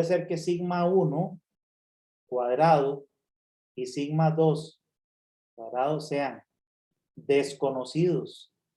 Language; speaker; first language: Spanish; native; Spanish